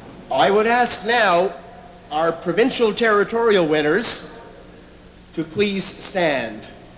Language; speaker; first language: English; native; English